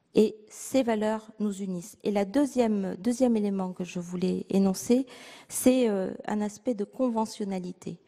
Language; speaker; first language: French; native; French